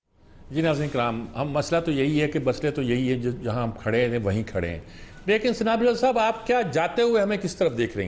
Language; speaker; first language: Urdu; native; Urdu